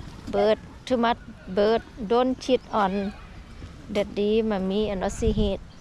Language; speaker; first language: English; non-native, learner; Thai